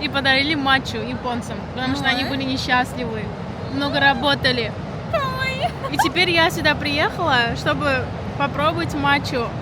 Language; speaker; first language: Russian; non-native, local second language; Uzbek